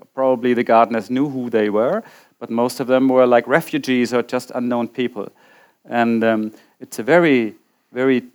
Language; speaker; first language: English; non-native, fluent; German